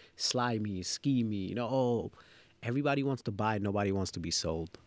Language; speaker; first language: English; early bilingual, other home language; Bangla